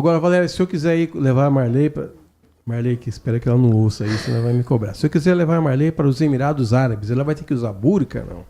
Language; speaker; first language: Portuguese; native; Portuguese